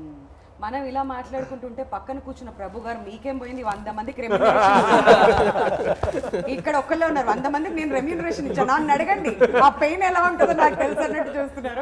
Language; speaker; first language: Telugu; native; Telugu